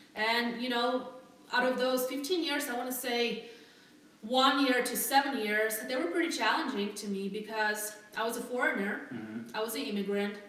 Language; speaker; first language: English; non-native, fluent; Russian